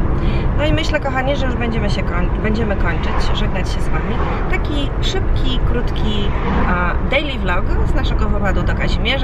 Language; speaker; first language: Polish; native; Polish